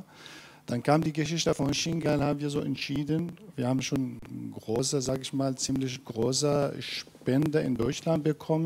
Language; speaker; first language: German; non-native, fluent; Kurdish